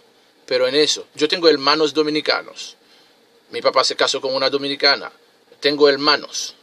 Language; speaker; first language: Spanish; non-native, fluent; Haitian Creole